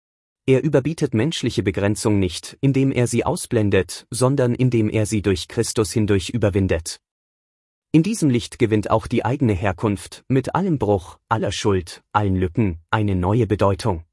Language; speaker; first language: German; native; German